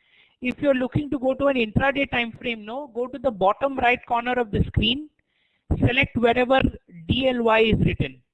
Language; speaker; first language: English; non-native, local second language; Hindi